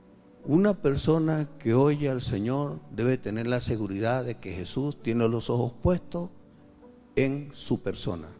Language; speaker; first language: Spanish; native; Spanish